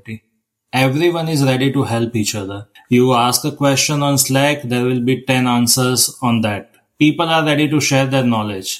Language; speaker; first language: English; non-native, local second language; Gujarati